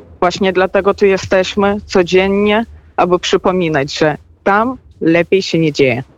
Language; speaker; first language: Polish; non-native, fluent; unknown